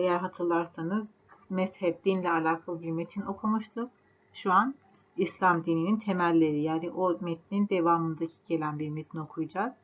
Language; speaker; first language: Turkish; non-native, fluent; Persian